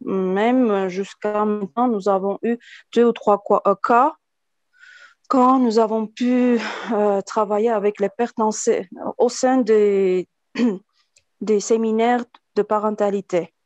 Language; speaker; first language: French; non-native, fluent; Armenian